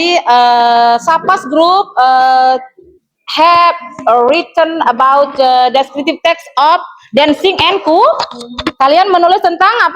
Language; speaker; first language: English; non-native, learner; Indonesian